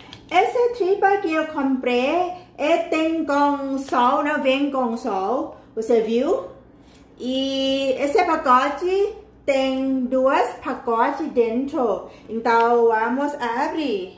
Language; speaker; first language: Portuguese; non-native, learner; Thai